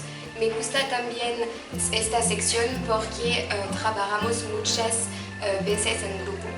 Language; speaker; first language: Spanish; non-native, learner; French